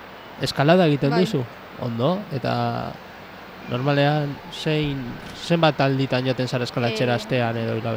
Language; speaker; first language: Basque; native; Basque